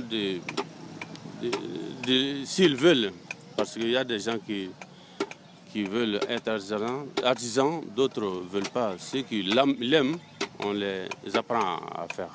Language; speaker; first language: French; non-native, local second language; Bambara